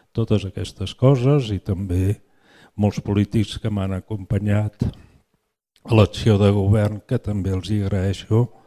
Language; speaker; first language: Catalan; native; Catalan